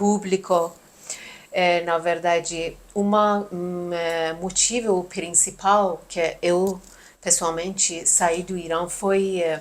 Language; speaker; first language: Portuguese; non-native, learner; Persian